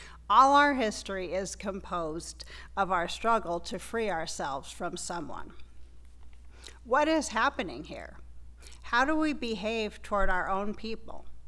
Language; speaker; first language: English; native; English